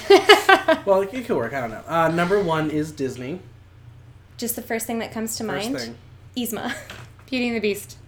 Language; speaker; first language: English; native; English